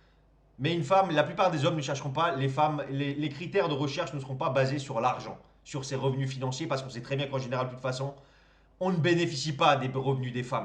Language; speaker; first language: French; native; French